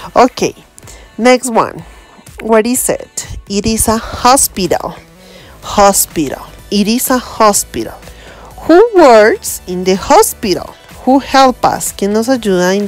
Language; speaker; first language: English; non-native, learner; Spanish